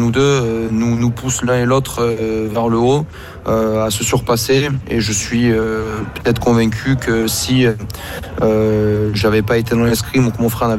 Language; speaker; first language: French; native; French